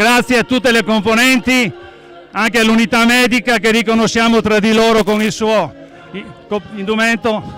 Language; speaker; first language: Italian; native; Italian